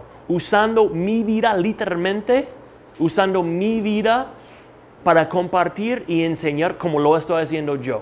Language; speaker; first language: Spanish; non-native, fluent; English